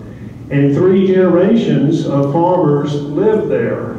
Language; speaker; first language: English; native; English